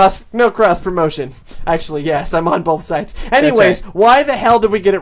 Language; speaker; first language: English; native; English